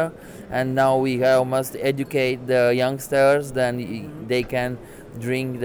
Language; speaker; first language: English; non-native, learner; Latvian